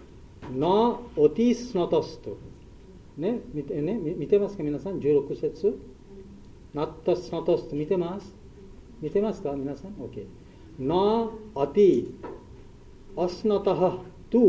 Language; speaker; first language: Japanese; non-native, learner; Bangla